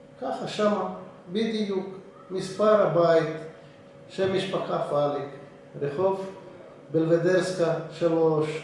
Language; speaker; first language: Hebrew; non-native, fluent; Russian